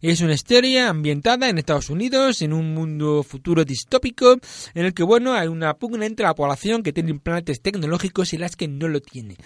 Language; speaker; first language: Spanish; native; Spanish